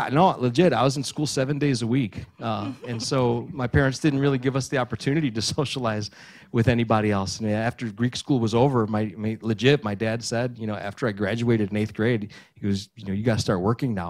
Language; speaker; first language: English; early bilingual, other home language; Greek